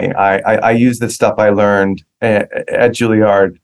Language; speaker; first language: English; native; English